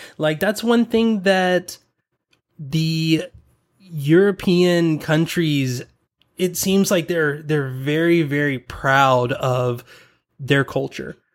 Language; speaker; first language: English; native; English